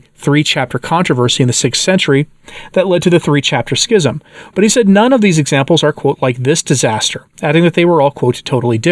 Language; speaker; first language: English; native; English